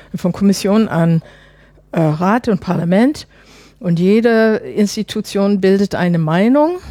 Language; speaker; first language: German; non-native, fluent; English